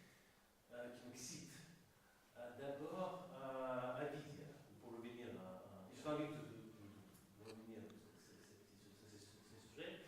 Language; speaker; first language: French; non-native, fluent; Russian